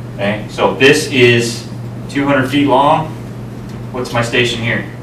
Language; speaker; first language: English; native; English